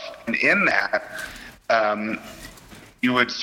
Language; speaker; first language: English; native; English